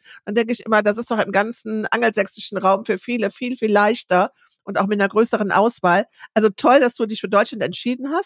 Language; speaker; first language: German; native; German